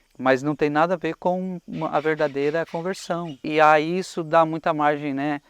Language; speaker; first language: Portuguese; native; Portuguese